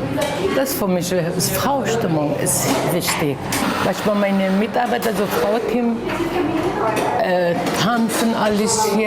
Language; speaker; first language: German; non-native, learner; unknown